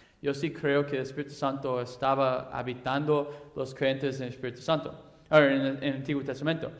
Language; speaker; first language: Spanish; non-native, fluent; English